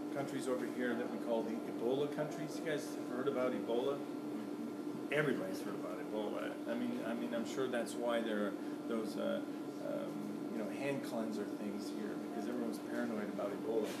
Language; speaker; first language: English; native; English